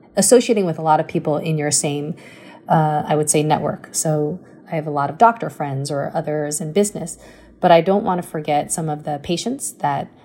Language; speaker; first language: English; early bilingual, other home language; Chinese